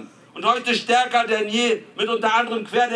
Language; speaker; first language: German; native; German